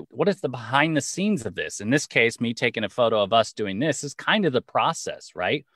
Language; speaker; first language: English; native; English